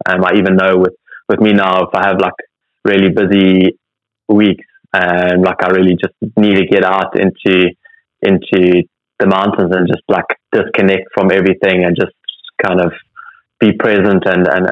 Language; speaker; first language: English; native; English